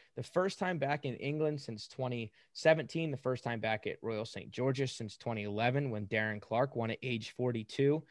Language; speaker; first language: English; native; English